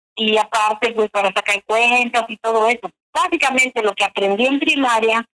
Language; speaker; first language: Spanish; native; Spanish